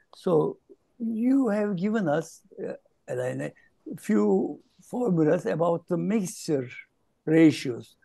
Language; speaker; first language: English; non-native, fluent; Turkish